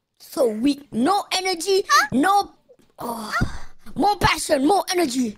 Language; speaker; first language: English; non-native, local second language; Malay